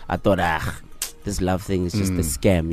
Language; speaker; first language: English; non-native, local second language; Tswana